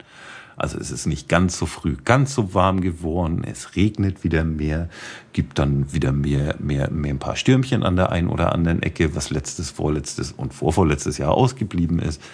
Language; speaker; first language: German; native; German